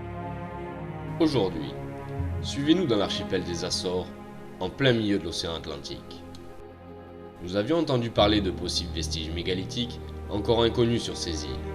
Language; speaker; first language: French; native; French